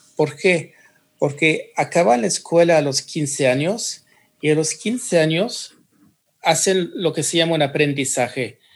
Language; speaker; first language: Spanish; early bilingual, heritage; Spanish